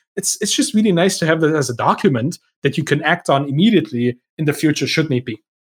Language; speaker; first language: English; non-native, fluent; German